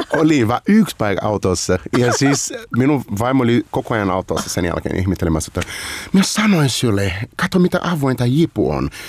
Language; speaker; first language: Finnish; non-native, fluent; Portuguese